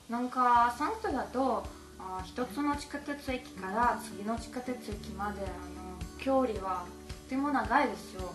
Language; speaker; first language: Japanese; non-native, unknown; Russian